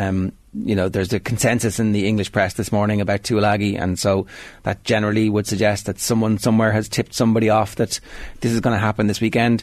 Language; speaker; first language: English; native; English